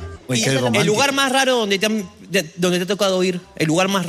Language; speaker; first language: Spanish; native; Spanish